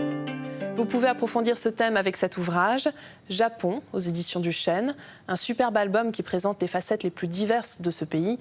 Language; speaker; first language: French; native; French